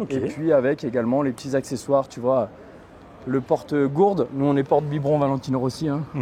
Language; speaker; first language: French; native; French